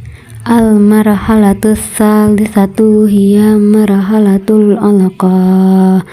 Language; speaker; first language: Arabic; non-native, learner; Indonesian